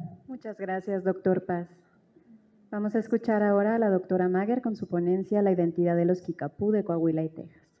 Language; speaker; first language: Spanish; native; Spanish